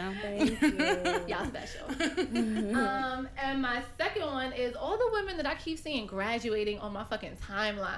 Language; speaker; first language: English; early bilingual, other home language; Spanish